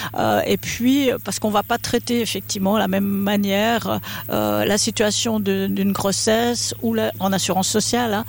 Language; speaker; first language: French; native; French